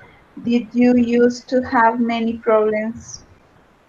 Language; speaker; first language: English; non-native, learner; Spanish